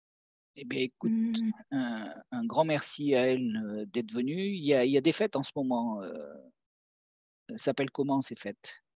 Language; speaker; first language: French; native; French